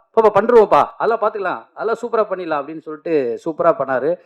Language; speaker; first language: Tamil; native; Tamil